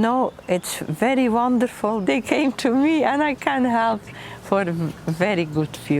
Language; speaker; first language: English; non-native, learner; Dutch